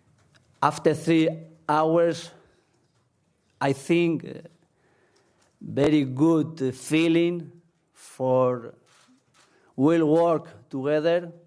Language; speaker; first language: English; non-native, learner; Spanish